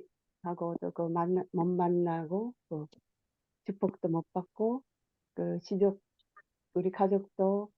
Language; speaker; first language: Korean; non-native, fluent; Japanese